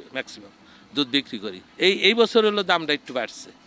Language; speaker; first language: Bangla; native; Bangla